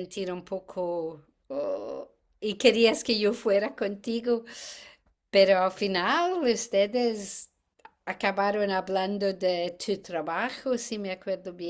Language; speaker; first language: Spanish; non-native, fluent; English